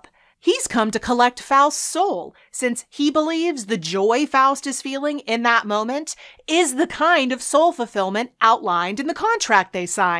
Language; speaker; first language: English; native; English